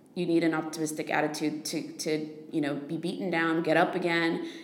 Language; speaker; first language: English; native; English